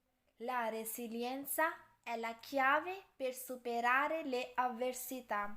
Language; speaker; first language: Italian; non-native, fluent; Urdu